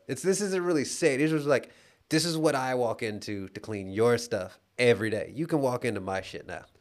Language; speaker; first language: English; native; English